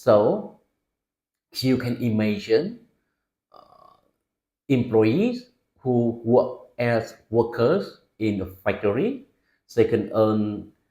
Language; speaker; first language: English; non-native, fluent; Vietnamese